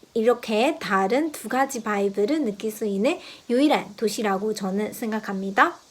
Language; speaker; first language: Korean; non-native, fluent; Burmese